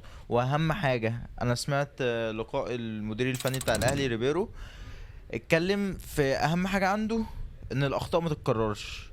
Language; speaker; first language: Arabic; native; Arabic